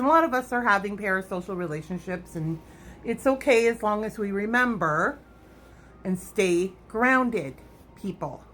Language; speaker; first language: English; native; English